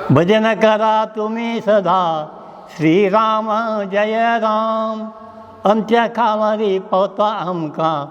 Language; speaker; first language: Kannada; non-native, local second language; Konkani